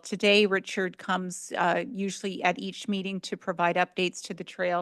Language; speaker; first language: English; native; English